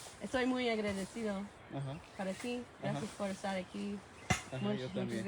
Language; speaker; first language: Spanish; non-native, learner; English